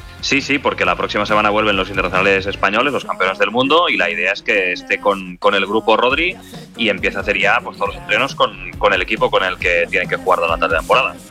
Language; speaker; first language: Spanish; non-native, local second language; Catalan